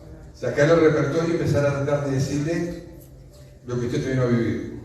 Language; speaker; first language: Spanish; native; Spanish